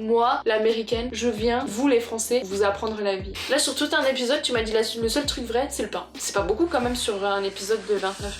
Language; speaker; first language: French; native; French